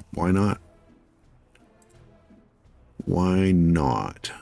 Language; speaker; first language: English; native; English